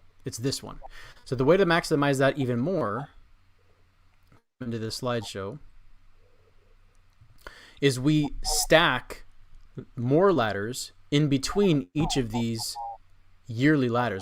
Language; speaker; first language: English; native; English